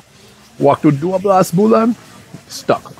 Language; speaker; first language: Indonesian; non-native, fluent; English